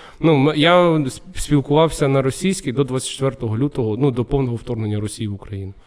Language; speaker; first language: Ukrainian; non-native, local second language; Russian